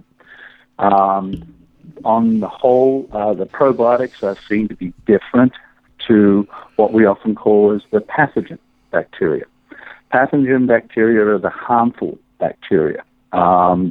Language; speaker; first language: English; native; English